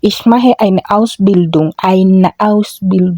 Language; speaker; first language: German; non-native, fluent; English